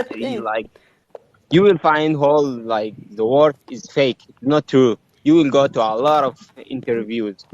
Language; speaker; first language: English; non-native, learner; Arabic